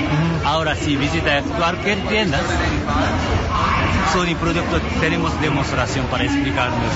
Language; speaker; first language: Spanish; non-native, learner; Japanese